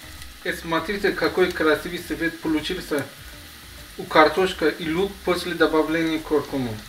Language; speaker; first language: Russian; non-native, learner; Persian